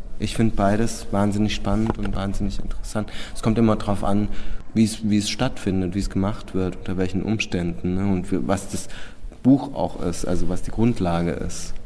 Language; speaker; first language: German; early bilingual, other home language; Czech